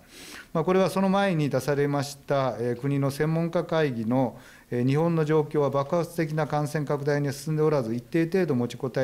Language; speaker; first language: Japanese; native; Japanese